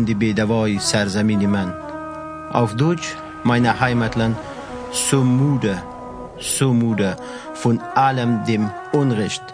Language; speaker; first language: German; non-native, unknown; Persian